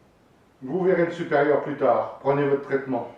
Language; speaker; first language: French; native; French